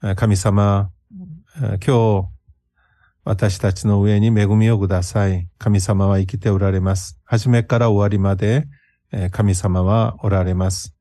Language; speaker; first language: Japanese; non-native, fluent; Korean